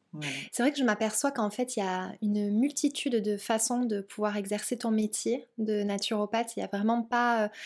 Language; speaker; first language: French; native; French